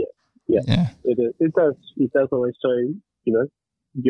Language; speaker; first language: English; native; English